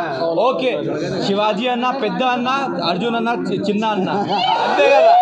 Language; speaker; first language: Telugu; non-native, local second language; Hindi